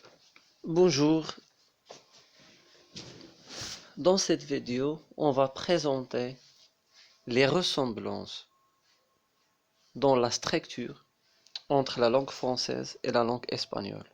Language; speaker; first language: French; non-native, local second language; Arabic